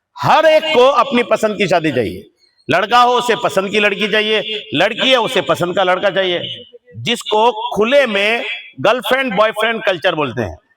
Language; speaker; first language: Urdu; native; Urdu